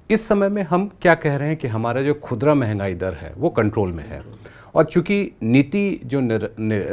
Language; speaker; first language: Hindi; native; Hindi